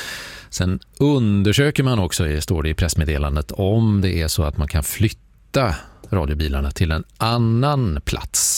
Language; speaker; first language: Swedish; native; Swedish